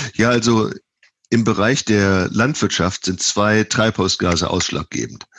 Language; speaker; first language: German; native; German